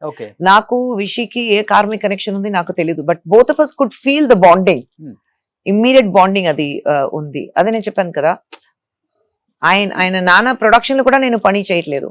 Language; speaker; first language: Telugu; non-native, fluent; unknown